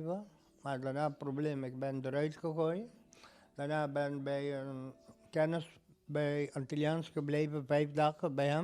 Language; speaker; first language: Dutch; non-native, local second language; Papiamento